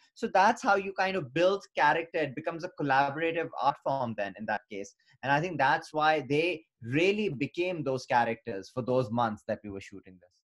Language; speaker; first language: English; non-native, local second language; Urdu